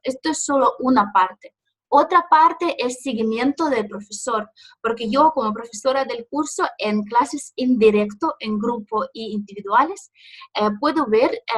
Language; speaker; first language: Spanish; non-native, fluent; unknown